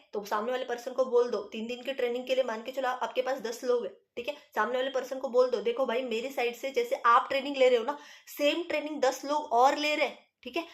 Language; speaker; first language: Hindi; non-native, local second language; Marathi